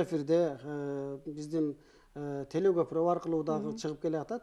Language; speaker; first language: Kyrgyz; native; Kyrgyz